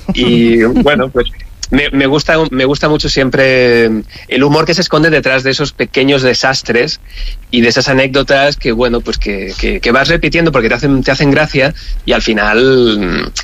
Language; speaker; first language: Spanish; native; Spanish